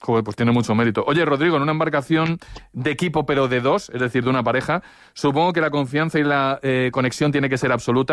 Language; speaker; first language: Spanish; native; Spanish